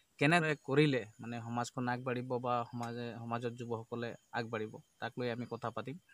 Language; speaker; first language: Assamese; non-native, local second language; Sadri